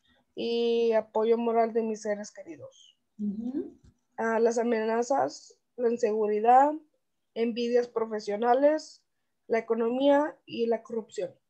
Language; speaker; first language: Spanish; native; Spanish